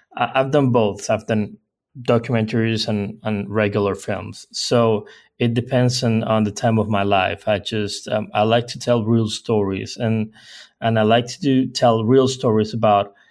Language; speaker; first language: English; non-native, fluent; Spanish